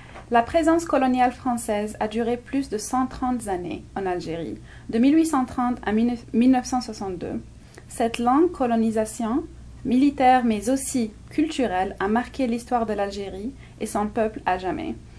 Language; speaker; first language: French; non-native, local second language; Arabic